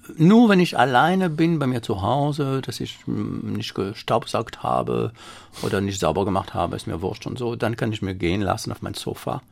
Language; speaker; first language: German; non-native, fluent; French